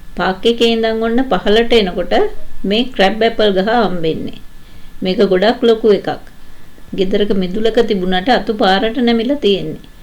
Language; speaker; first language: Sinhala; native; Sinhala